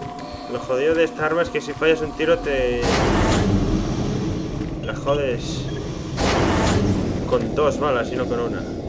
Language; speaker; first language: Spanish; native; Spanish